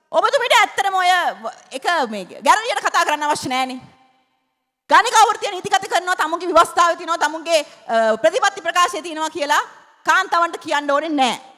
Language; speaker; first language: Sinhala; native; Sinhala